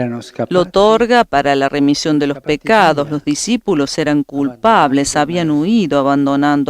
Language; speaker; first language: Spanish; native; Spanish